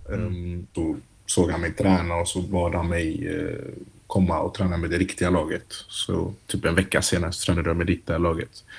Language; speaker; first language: Swedish; early bilingual, other home language; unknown